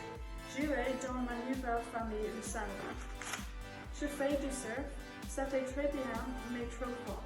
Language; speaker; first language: French; non-native, learner; English